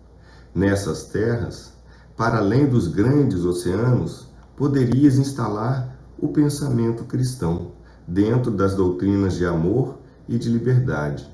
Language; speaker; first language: Portuguese; native; Portuguese